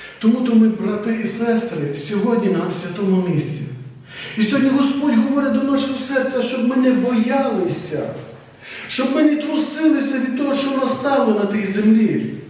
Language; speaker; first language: Ukrainian; native; Ukrainian